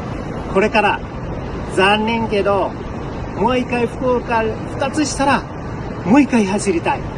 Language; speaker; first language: Japanese; non-native, learner; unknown